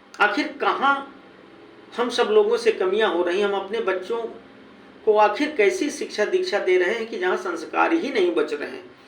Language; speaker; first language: Hindi; native; Hindi